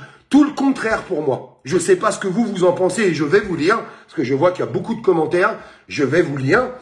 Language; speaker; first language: French; native; French